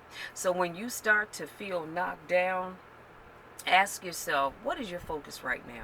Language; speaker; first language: English; native; English